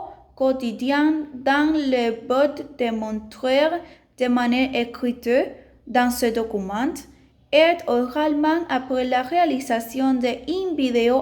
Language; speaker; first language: French; non-native, learner; Spanish